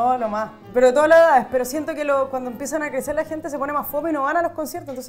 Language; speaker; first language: Spanish; native; Spanish